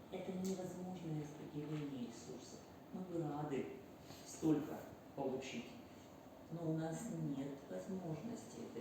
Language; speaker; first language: Russian; native; Russian